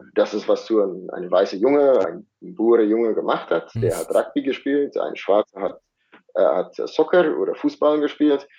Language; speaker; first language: German; non-native, fluent; Afrikaans